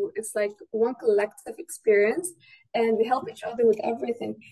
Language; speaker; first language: English; non-native, fluent; Arabic